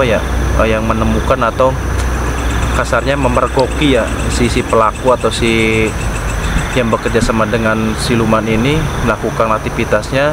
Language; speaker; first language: Indonesian; non-native, local second language; Sundanese